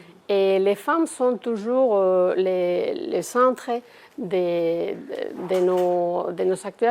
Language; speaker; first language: French; non-native, fluent; Spanish